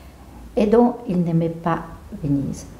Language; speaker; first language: French; non-native, fluent; Italian